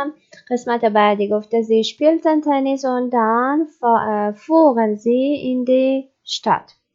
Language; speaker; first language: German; non-native, learner; Persian